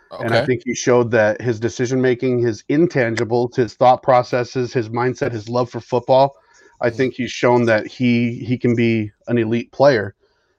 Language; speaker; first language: English; native; English